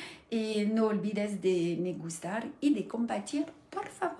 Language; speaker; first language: Spanish; non-native, learner; French